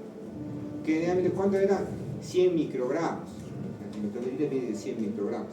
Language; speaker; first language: Spanish; native; Spanish